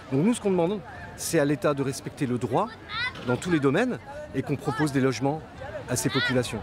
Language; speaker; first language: French; native; French